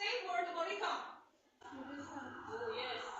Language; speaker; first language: English; non-native, learner; Indonesian